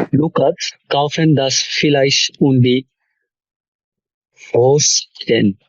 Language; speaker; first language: German; non-native, learner; Bangla